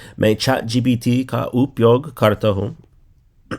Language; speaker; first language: Hindi; non-native, learner; English